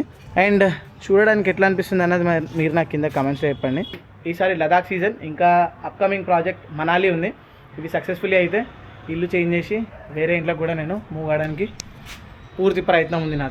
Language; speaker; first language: Telugu; native; Telugu